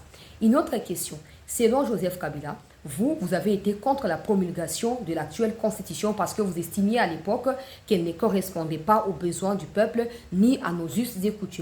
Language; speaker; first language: French; non-native, local second language; Lingala